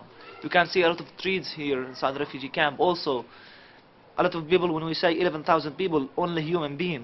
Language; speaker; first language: English; non-native, fluent; Arabic